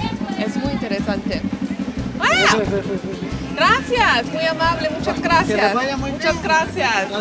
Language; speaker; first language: Spanish; non-native, learner; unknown